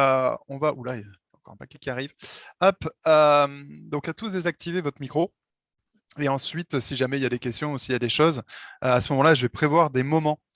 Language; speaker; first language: French; native; French